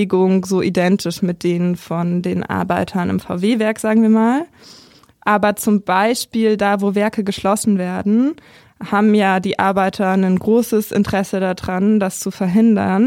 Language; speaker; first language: German; native; German